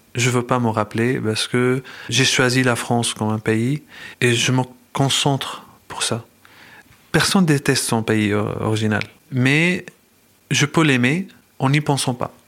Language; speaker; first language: French; non-native, fluent; Arabic